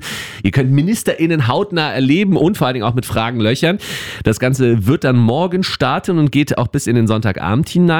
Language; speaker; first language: German; native; German